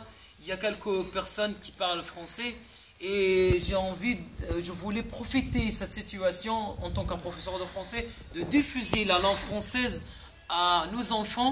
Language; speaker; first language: French; non-native, fluent; Arabic